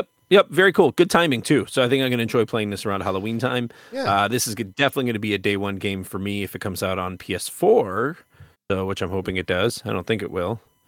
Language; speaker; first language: English; native; English